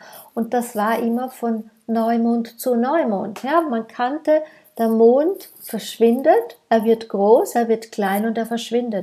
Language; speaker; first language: German; native; German